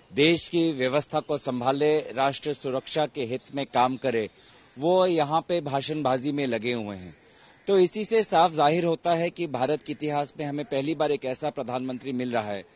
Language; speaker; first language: Hindi; non-native, local second language; Assamese